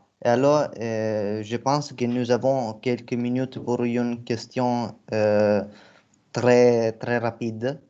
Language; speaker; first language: French; non-native, fluent; Italian